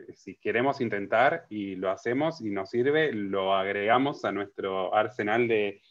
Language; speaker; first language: Spanish; native; Spanish